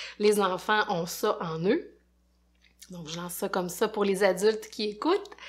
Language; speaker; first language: French; native; French